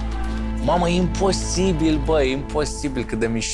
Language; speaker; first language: Romanian; native; Romanian